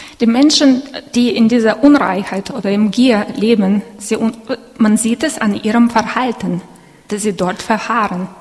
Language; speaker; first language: German; non-native, fluent; Russian